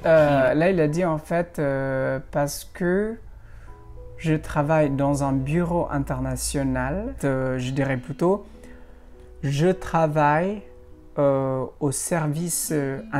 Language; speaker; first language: French; non-native, fluent; Indonesian